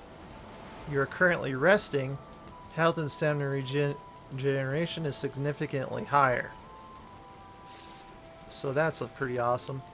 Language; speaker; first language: English; native; English